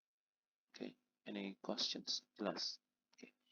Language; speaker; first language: English; non-native, fluent; Indonesian